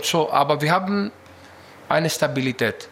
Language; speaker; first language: German; non-native, fluent; Greek